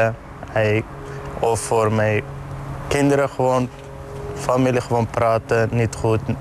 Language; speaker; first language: Dutch; non-native, learner; Arabic